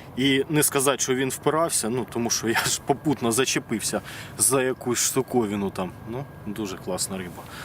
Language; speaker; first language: Ukrainian; native; Ukrainian